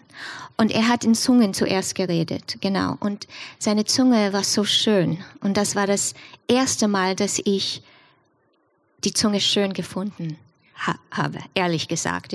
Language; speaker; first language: German; non-native, fluent; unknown